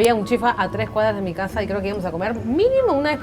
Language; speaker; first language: Spanish; native; Spanish